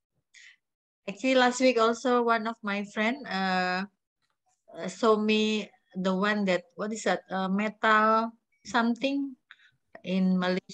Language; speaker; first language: English; non-native, learner; Indonesian